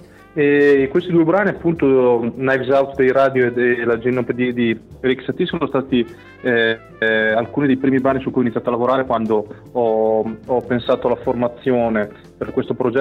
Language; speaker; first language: Italian; native; Italian